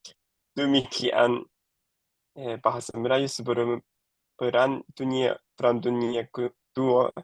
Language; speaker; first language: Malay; non-native, learner; Japanese